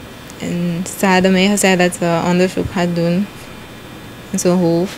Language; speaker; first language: Dutch; non-native, local second language; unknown